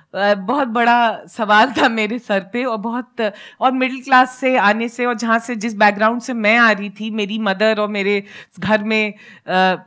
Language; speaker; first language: Hindi; native; Hindi